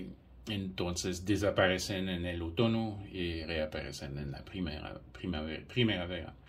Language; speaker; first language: Spanish; non-native, fluent; English